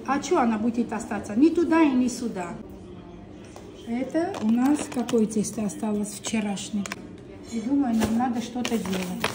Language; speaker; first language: Russian; non-native, local second language; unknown